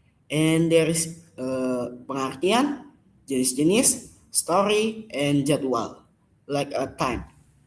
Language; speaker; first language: English; non-native, learner; Indonesian